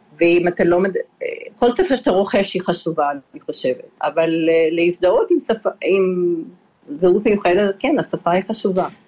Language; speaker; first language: Hebrew; early bilingual, other home language; Polish